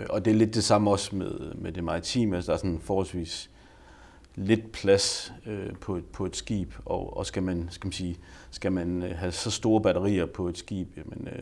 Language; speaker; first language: Danish; native; Danish